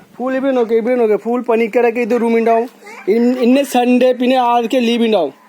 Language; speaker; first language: Malayalam; non-native, learner; Bangla